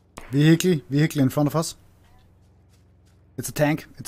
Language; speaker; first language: English; non-native, fluent; German